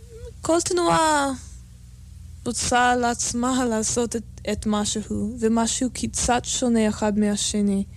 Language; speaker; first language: Hebrew; non-native, fluent; English